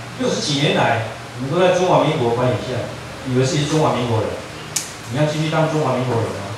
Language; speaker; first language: Chinese; native; Chinese